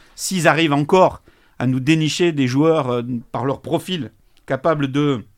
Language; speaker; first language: French; native; French